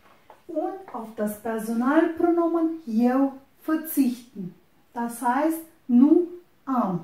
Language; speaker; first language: German; non-native, fluent; Romanian